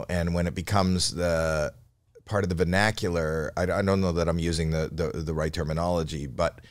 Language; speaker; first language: English; native; English